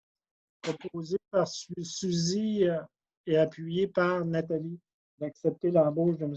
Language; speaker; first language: French; native; French